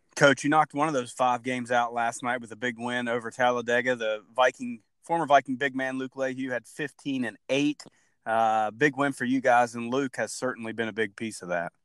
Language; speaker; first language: English; native; English